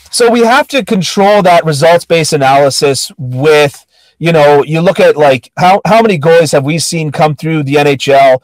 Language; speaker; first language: English; native; English